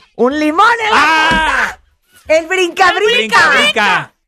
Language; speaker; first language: Spanish; native; Spanish